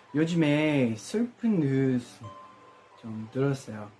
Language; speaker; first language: Korean; non-native, learner; English